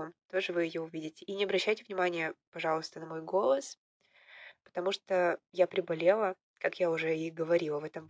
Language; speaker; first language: Russian; native; Russian